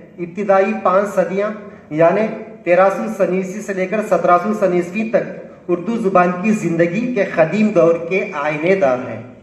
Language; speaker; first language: Urdu; native; Urdu